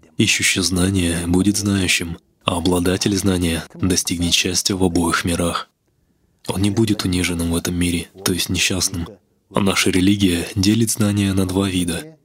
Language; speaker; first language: Russian; non-native, local second language; Kazakh